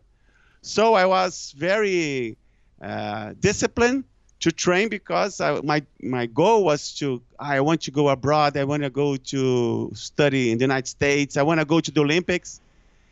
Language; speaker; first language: English; non-native, fluent; Portuguese